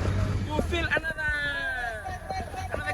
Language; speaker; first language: English; non-native, local second language; Fijian